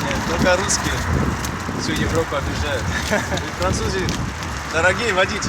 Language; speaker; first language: Russian; non-native, learner; French